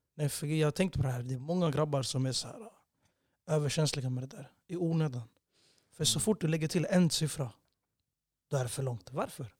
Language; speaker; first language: Swedish; early bilingual, other home language; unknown